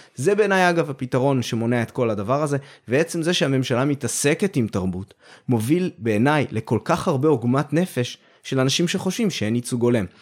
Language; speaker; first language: Hebrew; native; Hebrew